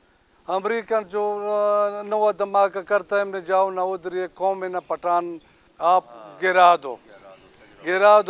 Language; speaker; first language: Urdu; non-native, local second language; Pashto